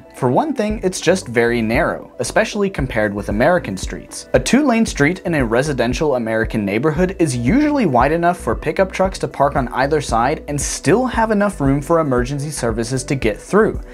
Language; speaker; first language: English; native; English